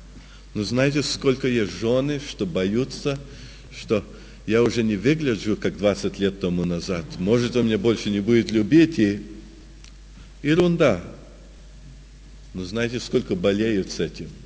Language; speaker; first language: Russian; early bilingual, heritage; Russian